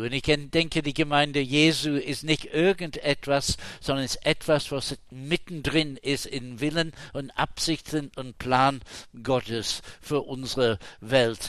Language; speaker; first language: German; non-native, fluent; English